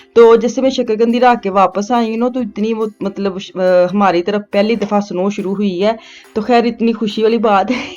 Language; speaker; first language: Urdu; non-native, local second language; Punjabi